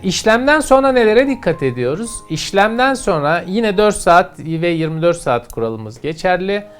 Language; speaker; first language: Turkish; native; Turkish